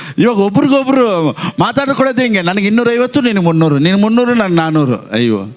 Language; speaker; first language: Kannada; native; Kannada